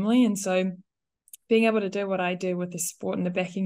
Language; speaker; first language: English; non-native, local second language; Afrikaans